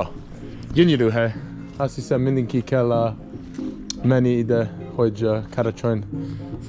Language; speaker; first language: Hungarian; non-native, learner; English